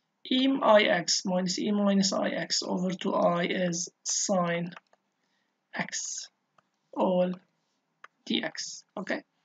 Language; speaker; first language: English; non-native, local second language; Arabic